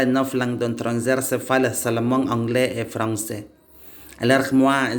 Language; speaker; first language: French; non-native, learner; Indonesian